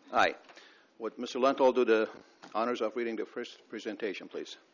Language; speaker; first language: English; native; English